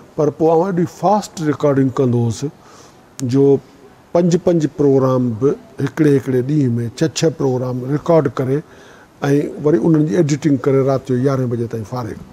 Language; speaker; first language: Sindhi; native; Sindhi